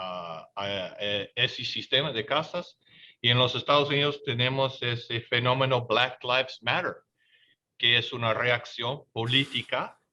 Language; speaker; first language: Spanish; non-native, fluent; English